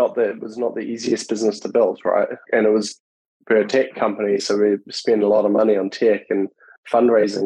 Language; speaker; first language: English; native; English